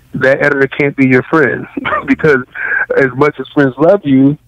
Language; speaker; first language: English; native; English